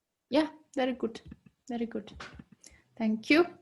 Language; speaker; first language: English; non-native, fluent; Tibetan